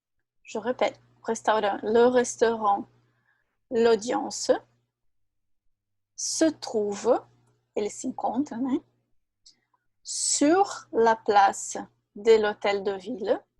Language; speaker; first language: French; non-native, fluent; Portuguese